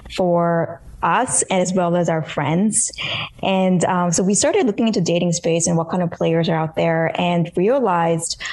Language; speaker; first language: English; early bilingual, other home language; Korean